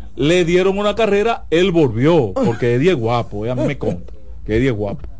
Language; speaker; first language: Spanish; native; Spanish